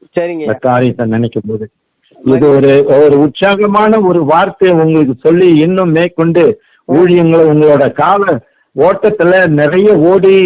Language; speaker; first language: Tamil; native; Tamil